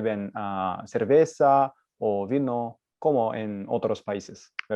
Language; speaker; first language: Spanish; non-native, learner; Japanese